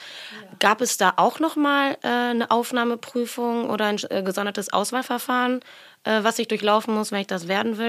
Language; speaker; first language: German; native; German